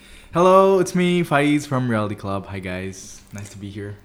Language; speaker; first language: English; early bilingual, other home language; Indonesian